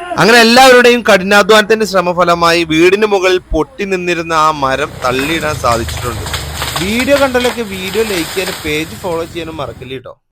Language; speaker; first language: Malayalam; native; Malayalam